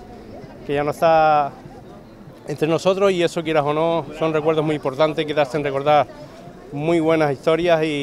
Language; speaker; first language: Spanish; native; Spanish